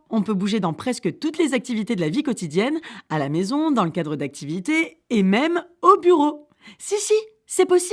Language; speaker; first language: French; native; French